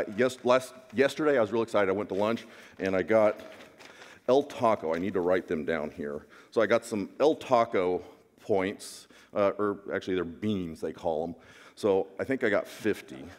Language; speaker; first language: English; native; English